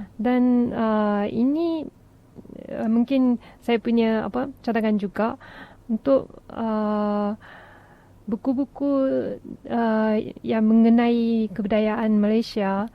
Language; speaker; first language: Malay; non-native, fluent; Japanese